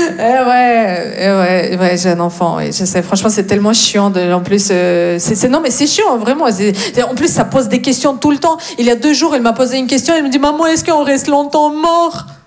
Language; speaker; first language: French; non-native, fluent; Russian